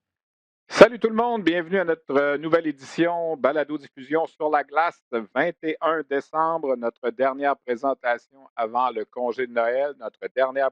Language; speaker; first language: French; native; French